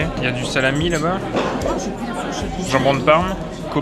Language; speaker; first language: French; native; French